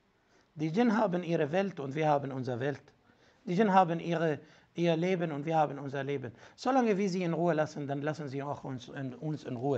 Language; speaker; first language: German; non-native, fluent; Arabic